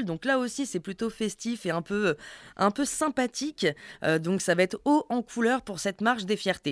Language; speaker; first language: French; native; French